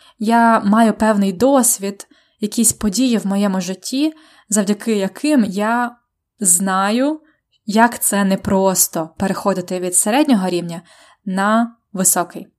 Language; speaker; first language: Ukrainian; native; Ukrainian